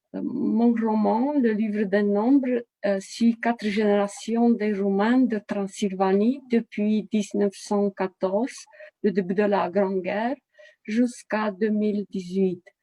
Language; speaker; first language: French; non-native, fluent; Romanian